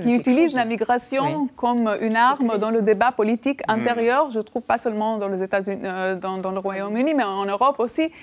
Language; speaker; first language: French; non-native, fluent; Albanian